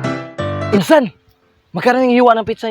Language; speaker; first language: Filipino; non-native, local second language; Cebuano